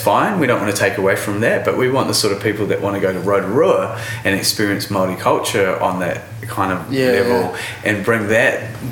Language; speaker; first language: English; native; English